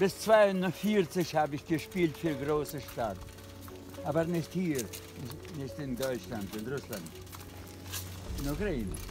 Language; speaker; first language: German; non-native, learner; Russian